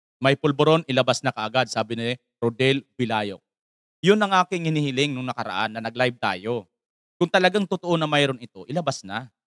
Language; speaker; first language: Filipino; native; Filipino